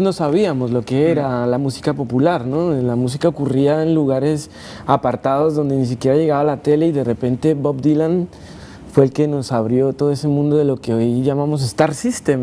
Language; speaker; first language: Spanish; native; Spanish